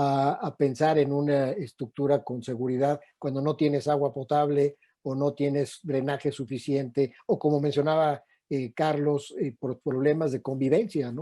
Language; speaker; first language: Spanish; native; Spanish